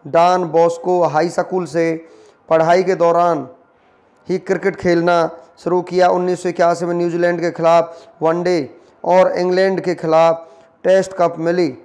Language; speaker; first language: Hindi; native; Hindi